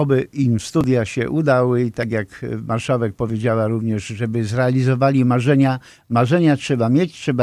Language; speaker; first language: Polish; native; Polish